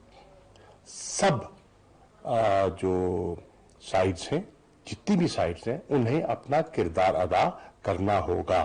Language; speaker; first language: Urdu; native; Urdu